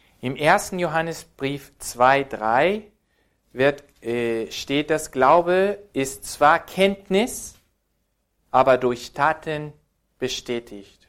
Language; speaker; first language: German; non-native, fluent; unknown